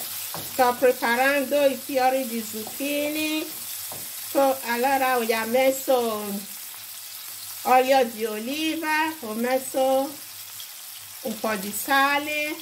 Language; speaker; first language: Italian; non-native, learner; English